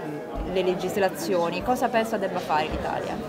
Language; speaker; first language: Italian; native; Italian